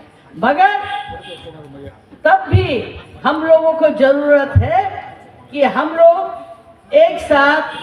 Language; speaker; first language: Hindi; non-native, local second language; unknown